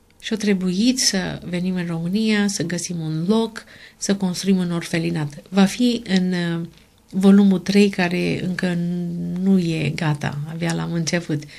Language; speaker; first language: Romanian; native; Romanian